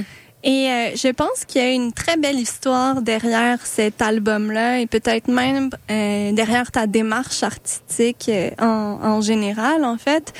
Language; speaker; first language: French; native; French